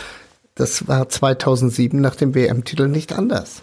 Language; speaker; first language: German; native; German